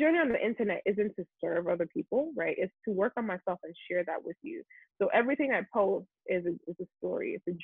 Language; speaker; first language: English; non-native, local second language; Yoruba